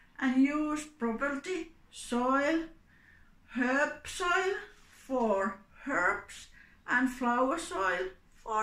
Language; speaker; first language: English; non-native, learner; Finnish